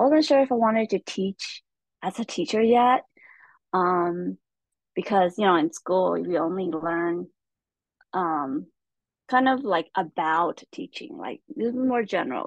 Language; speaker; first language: English; early bilingual, other home language; Hmong